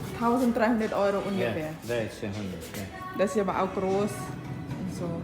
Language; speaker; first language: German; non-native, learner; Thai